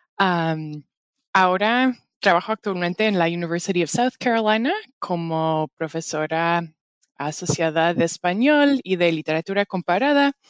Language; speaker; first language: Spanish; non-native, fluent; English